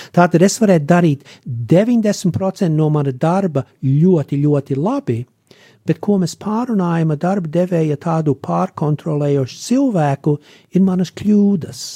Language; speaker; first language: Latvian; early bilingual, heritage; Latvian